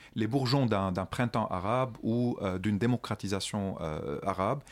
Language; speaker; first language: French; non-native, local second language; Arabic